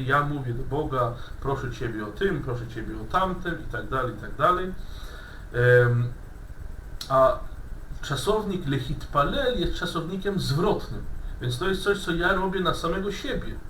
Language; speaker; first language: Polish; non-native, fluent; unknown